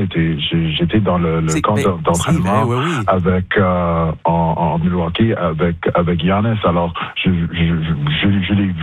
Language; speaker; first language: French; non-native, local second language; English